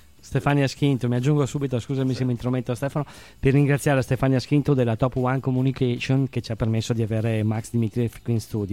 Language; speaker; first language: Italian; native; Italian